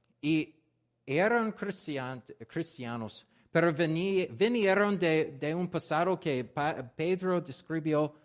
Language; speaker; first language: Spanish; non-native, learner; English